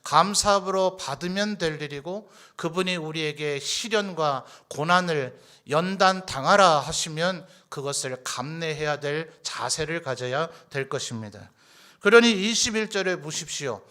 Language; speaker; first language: Korean; native; Korean